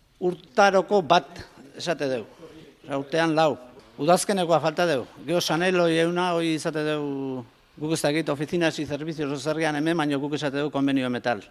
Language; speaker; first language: Basque; native; Basque